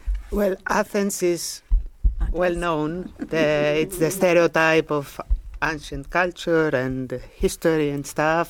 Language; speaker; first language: English; non-native, fluent; Greek